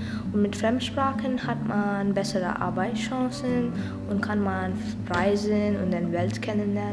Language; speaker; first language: German; non-native, fluent; Marathi